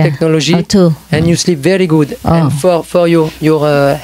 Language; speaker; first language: English; non-native, learner; French